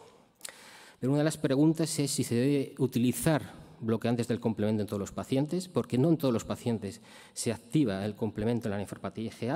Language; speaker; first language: Spanish; native; Spanish